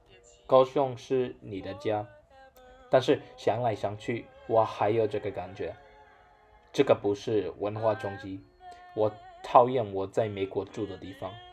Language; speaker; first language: Chinese; non-native, learner; English